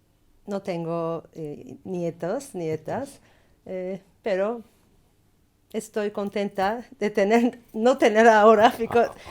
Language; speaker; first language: Spanish; non-native, learner; Turkish